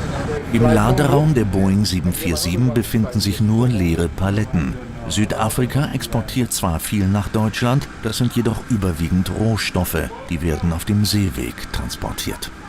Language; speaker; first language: German; native; German